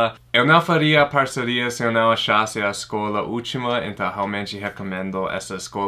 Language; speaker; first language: Portuguese; non-native, fluent; English